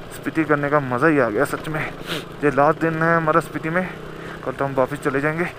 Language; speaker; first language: Hindi; native; Hindi